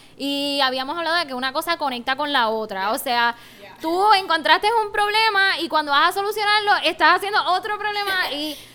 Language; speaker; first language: Spanish; native; Spanish